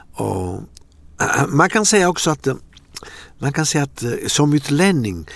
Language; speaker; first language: Swedish; non-native, fluent; Italian